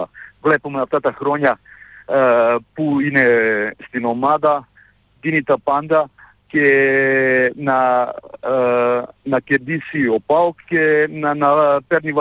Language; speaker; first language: Greek; non-native, fluent; Serbian